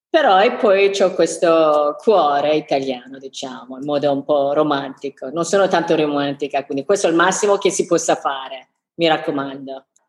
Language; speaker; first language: Italian; non-native, fluent; English